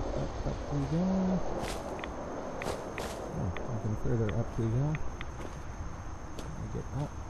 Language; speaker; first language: English; native; English